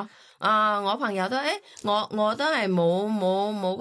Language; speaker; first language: Cantonese; non-native, learner; Thai